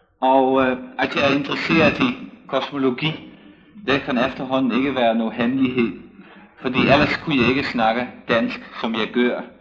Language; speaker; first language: Danish; non-native, fluent; Dutch